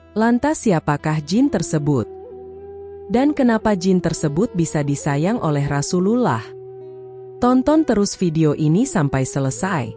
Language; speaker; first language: Indonesian; native; Indonesian